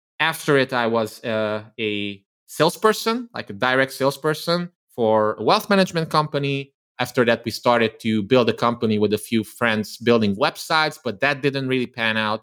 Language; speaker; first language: English; non-native, fluent; Romanian